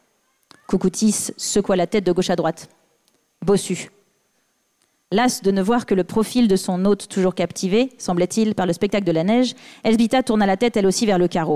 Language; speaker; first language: French; native; French